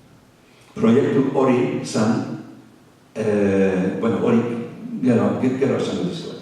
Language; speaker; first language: Basque; non-native, fluent; English